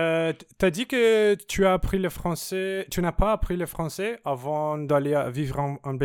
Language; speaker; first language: French; non-native, fluent; Portuguese